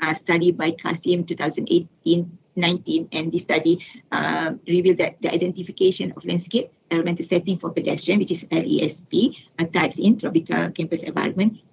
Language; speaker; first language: English; non-native, local second language; Malay